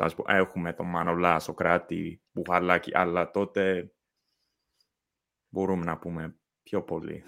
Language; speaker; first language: Greek; non-native, learner; English